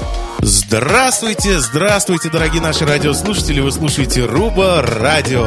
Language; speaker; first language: Russian; native; Russian